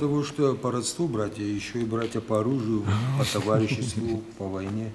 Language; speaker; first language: Russian; native; Russian